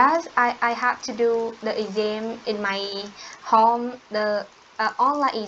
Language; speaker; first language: English; non-native, learner; Vietnamese